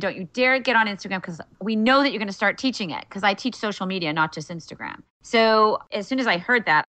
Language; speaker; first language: English; native; English